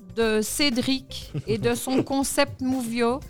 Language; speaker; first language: French; native; French